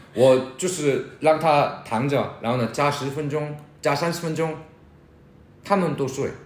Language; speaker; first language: Chinese; non-native, fluent; Korean